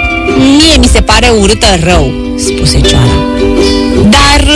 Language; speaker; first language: Romanian; native; Romanian